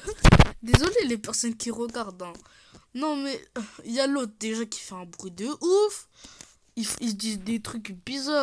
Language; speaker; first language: French; native; French